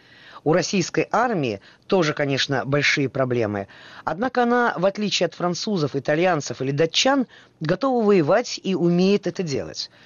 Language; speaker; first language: Russian; native; Russian